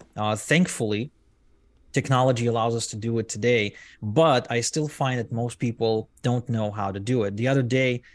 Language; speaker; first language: English; non-native, fluent; Hebrew